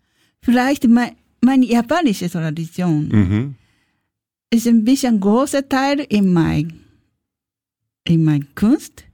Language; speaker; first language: German; non-native, learner; Japanese